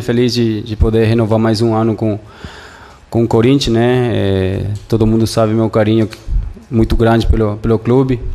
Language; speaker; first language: Portuguese; non-native, fluent; Spanish